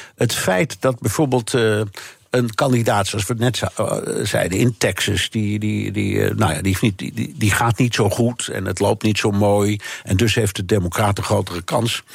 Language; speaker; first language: Dutch; native; Dutch